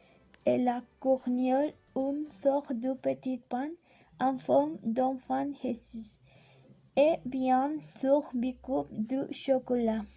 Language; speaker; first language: French; non-native, learner; Spanish